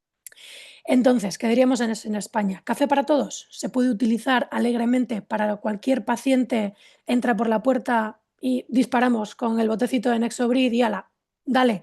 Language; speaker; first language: Spanish; native; Spanish